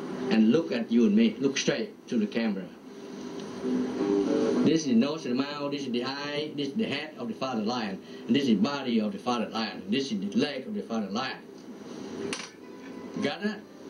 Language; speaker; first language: English; non-native, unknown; Vietnamese